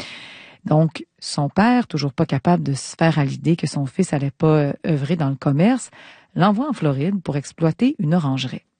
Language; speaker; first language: French; native; French